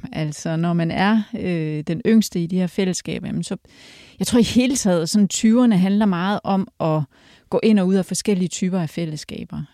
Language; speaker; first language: Danish; early bilingual, other home language; Polish